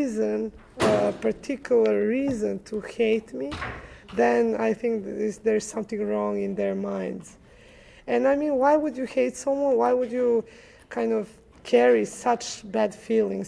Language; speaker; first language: English; early bilingual, other home language; Serbian